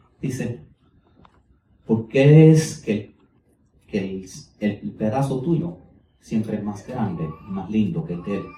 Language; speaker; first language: Spanish; early bilingual, heritage; Spanish